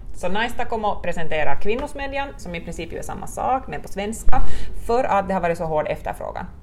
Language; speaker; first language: Swedish; native; Swedish